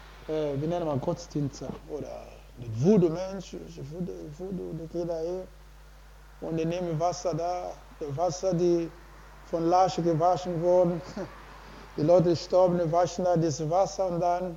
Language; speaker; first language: German; non-native, learner; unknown